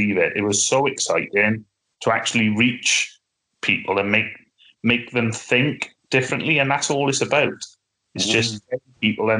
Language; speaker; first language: English; native; English